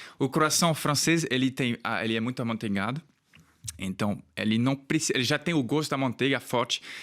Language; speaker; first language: Portuguese; non-native, fluent; French